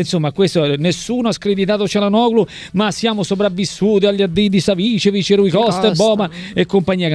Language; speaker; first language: Italian; native; Italian